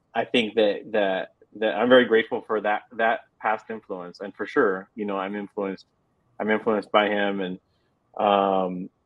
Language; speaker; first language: English; native; English